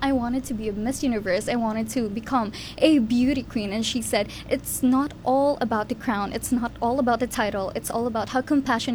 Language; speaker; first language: English; non-native, local second language; Hiligaynon